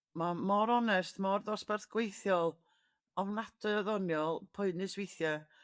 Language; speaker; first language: Welsh; native; Welsh